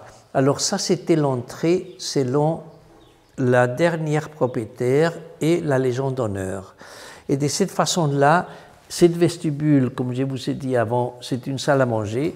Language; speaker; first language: French; non-native, fluent; Spanish